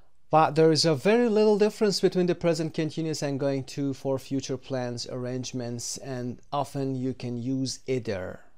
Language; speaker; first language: English; non-native, fluent; Persian